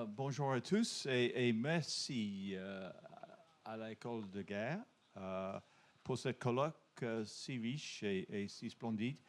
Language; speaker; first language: French; non-native, learner; English